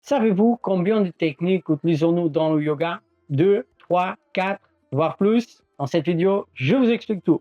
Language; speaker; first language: French; non-native, fluent; Portuguese